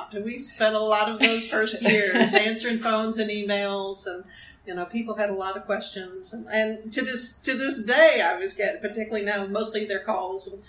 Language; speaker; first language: English; native; English